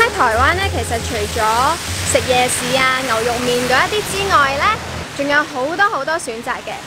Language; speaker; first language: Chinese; non-native, local second language; Cantonese